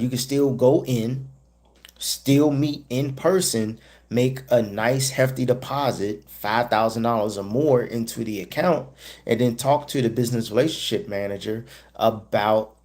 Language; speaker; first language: English; native; English